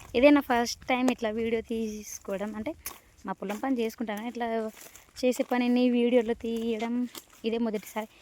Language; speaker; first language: Telugu; non-native, local second language; Lambadi